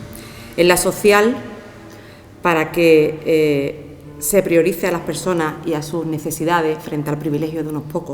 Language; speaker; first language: Spanish; native; Spanish